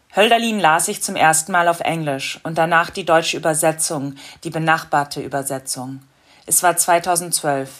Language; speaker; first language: German; non-native, fluent; English